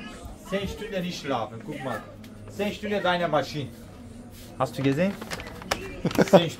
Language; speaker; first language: German; non-native, learner; Turkish